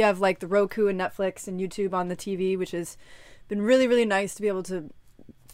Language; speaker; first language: English; native; English